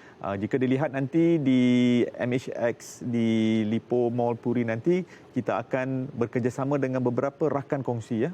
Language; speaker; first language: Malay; native; Malay